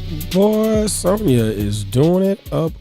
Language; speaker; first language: English; native; English